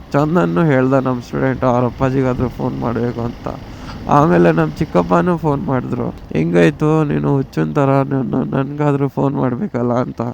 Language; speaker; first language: Kannada; non-native, local second language; Lambadi